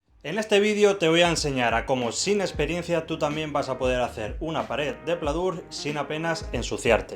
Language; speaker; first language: Spanish; native; Spanish